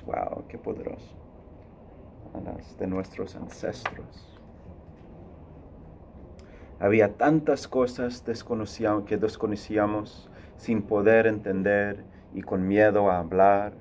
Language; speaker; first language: Spanish; early bilingual, heritage; Spanish